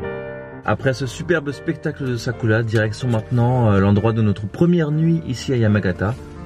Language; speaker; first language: French; native; French